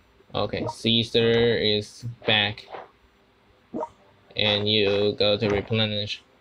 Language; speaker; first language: English; non-native, learner; Chinese